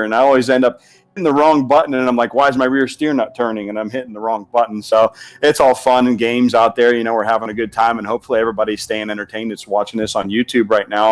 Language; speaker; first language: English; native; English